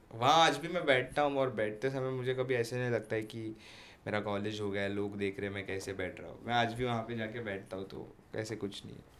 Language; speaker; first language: Hindi; native; Hindi